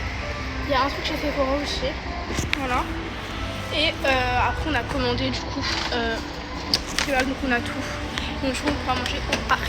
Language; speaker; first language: French; native; French